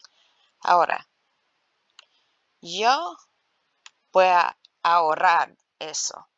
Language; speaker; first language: Spanish; non-native, learner; English